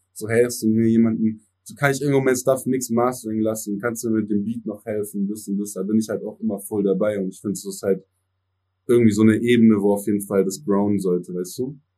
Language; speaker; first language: German; early bilingual, other home language; English